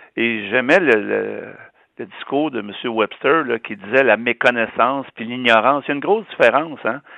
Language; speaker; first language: French; native; French